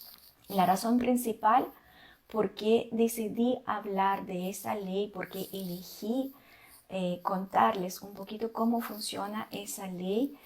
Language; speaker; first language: Spanish; non-native, fluent; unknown